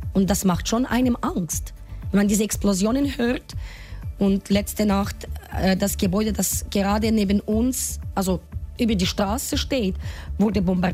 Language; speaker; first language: German; non-native, fluent; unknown